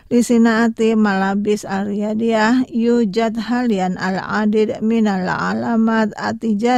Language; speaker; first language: Arabic; non-native, fluent; Indonesian